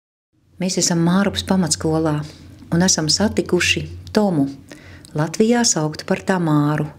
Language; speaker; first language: Latvian; native; Latvian